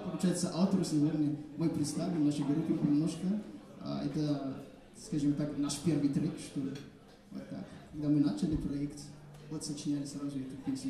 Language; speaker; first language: Russian; non-native, fluent; Malagasy